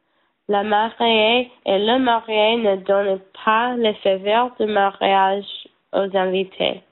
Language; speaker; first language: French; non-native, learner; English